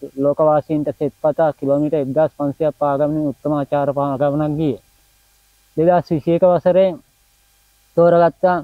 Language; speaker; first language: Sinhala; non-native, local second language; Tamil